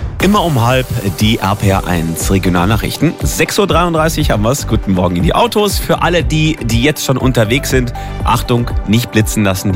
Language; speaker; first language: German; native; German